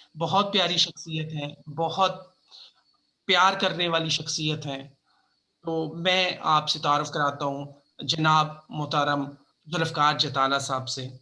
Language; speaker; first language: Urdu; non-native, local second language; Punjabi